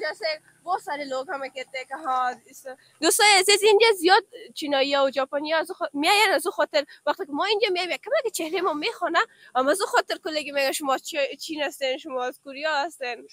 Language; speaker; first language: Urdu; non-native, learner; Persian